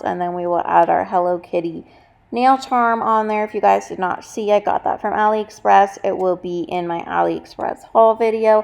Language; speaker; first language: English; native; English